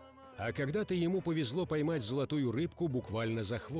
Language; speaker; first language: Russian; native; Russian